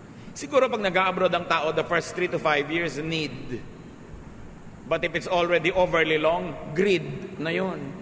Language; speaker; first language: English; non-native, local second language; Filipino